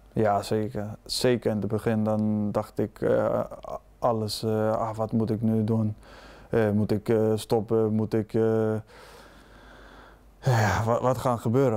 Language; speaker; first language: Dutch; non-native, fluent; Danish